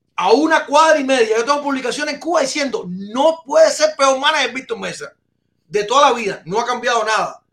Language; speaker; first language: Spanish; native; Spanish